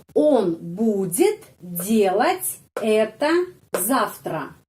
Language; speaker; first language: Russian; non-native, fluent; Indonesian